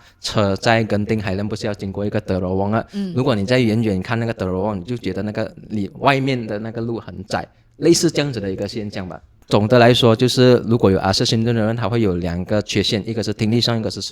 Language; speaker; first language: Chinese; non-native, local second language; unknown